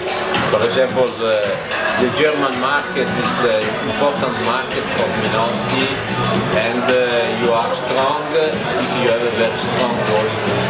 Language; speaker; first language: English; non-native, learner; Italian